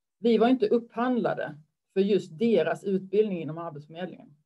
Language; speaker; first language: Swedish; native; Swedish